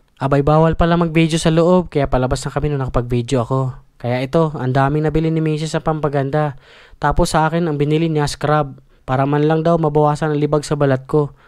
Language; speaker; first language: Filipino; native; Filipino